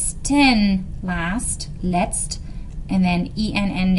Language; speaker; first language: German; non-native, fluent; English